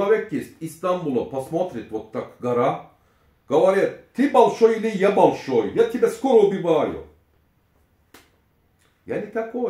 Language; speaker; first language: Russian; non-native, learner; Turkish